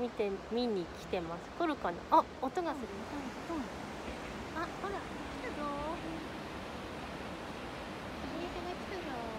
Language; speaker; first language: Japanese; native; Japanese